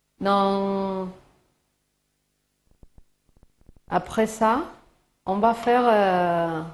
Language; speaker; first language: French; non-native, learner; Spanish